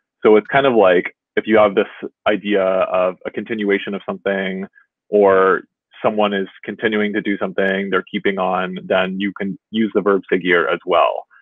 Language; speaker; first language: English; native; English